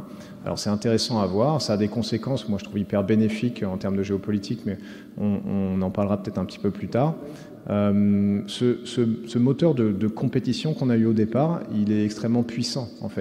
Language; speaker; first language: French; native; French